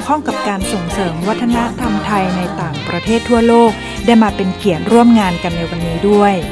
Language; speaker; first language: Thai; native; Thai